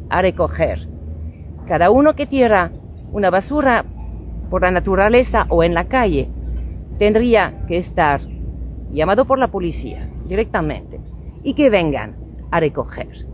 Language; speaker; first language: Spanish; non-native, fluent; French